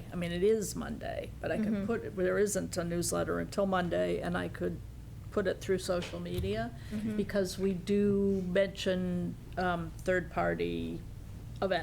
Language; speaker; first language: English; native; English